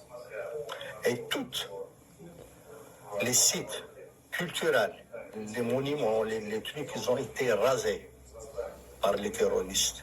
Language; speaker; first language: French; non-native, local second language; Arabic